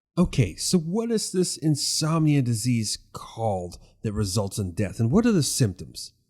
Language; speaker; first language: English; native; English